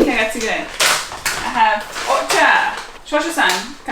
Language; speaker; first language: Japanese; non-native, learner; English